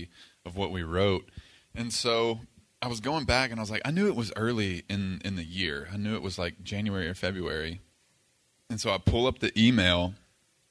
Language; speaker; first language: English; native; English